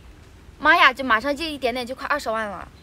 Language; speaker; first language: Chinese; native; Chinese